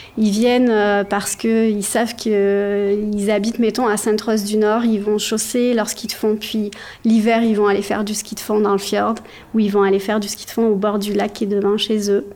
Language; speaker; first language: French; native; French